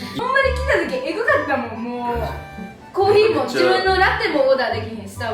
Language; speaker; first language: Japanese; native; Japanese